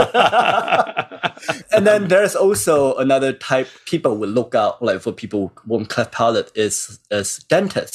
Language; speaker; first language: English; non-native, local second language; Cantonese